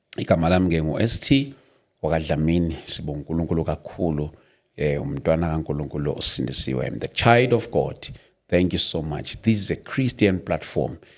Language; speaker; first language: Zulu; native; Zulu